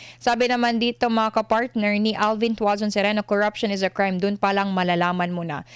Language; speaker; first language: Filipino; non-native, local second language; Cebuano